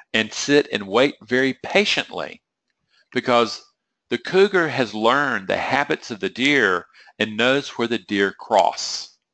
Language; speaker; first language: English; native; English